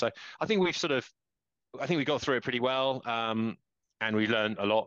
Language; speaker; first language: English; native; English